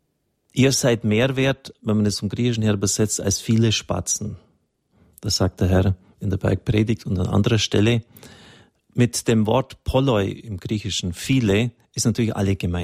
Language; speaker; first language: German; native; German